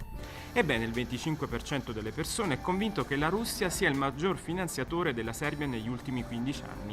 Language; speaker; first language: Italian; native; Italian